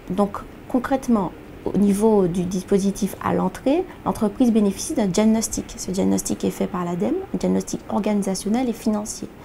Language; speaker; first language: French; native; French